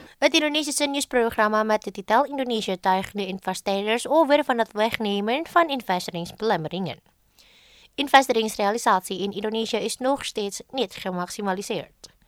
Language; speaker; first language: Dutch; non-native, fluent; Indonesian